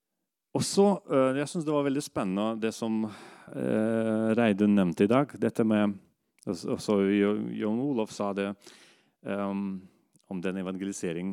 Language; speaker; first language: Norwegian; non-native, fluent; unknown